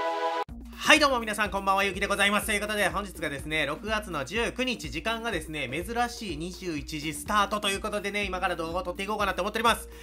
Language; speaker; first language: Japanese; native; Japanese